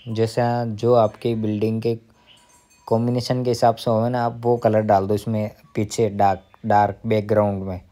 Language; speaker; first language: Hindi; native; Hindi